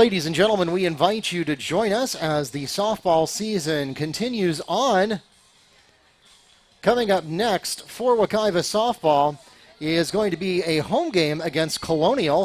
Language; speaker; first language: English; native; English